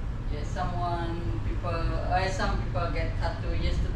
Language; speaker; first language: English; non-native, local second language; Indonesian